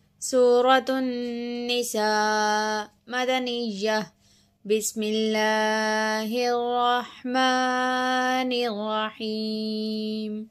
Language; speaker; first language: Arabic; non-native, learner; Urdu